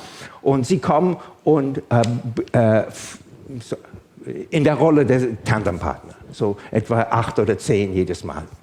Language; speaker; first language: German; non-native, fluent; English